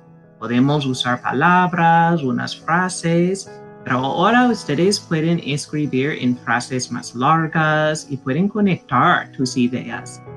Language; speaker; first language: Spanish; non-native, fluent; English